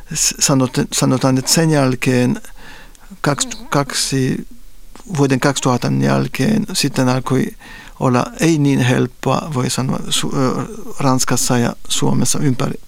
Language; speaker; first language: Finnish; non-native, fluent; Spanish